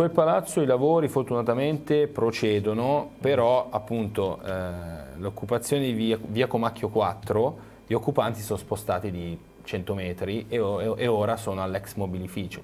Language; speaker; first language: Italian; native; Italian